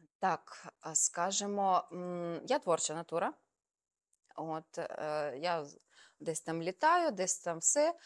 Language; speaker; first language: Ukrainian; native; Ukrainian